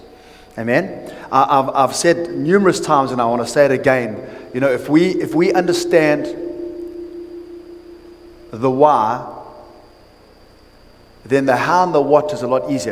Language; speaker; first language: English; native; English